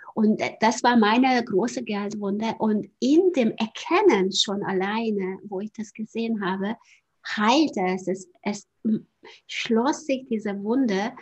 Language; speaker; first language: German; non-native, fluent; Hungarian